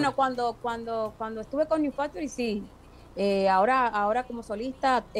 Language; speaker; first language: Spanish; native; Spanish